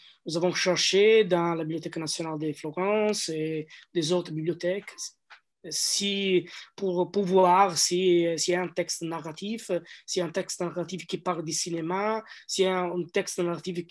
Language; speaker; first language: French; non-native, learner; Italian